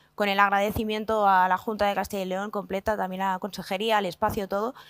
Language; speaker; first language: Spanish; native; Spanish